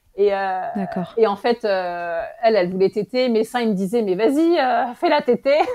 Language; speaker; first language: French; native; French